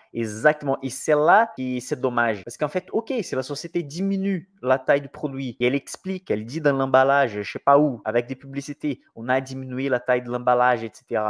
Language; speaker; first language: French; non-native, fluent; Portuguese